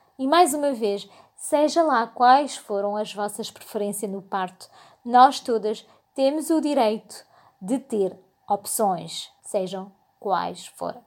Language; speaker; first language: Portuguese; early bilingual, heritage; Portuguese